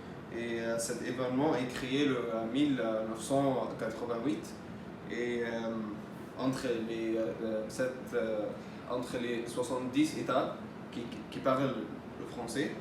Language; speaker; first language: French; non-native, learner; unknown